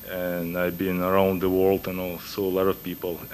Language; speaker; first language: English; non-native, fluent; Russian